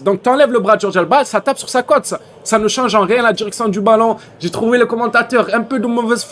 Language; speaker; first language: French; native; French